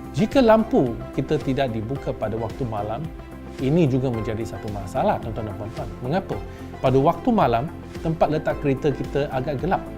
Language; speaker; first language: Malay; non-native, local second language; Chinese